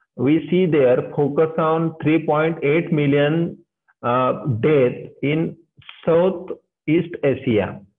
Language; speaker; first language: English; non-native, local second language; Marathi